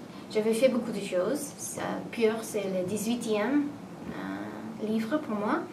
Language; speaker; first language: French; non-native, learner; English